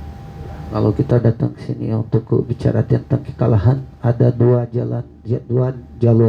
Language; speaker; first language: Indonesian; non-native, fluent; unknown